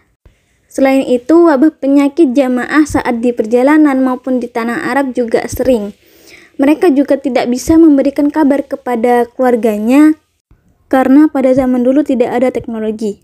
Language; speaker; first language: Indonesian; native; Indonesian